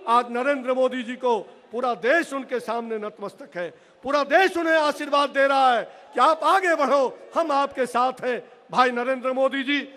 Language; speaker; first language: Hindi; native; Hindi